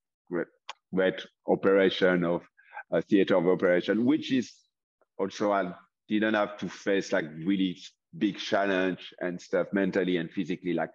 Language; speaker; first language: English; non-native, fluent; French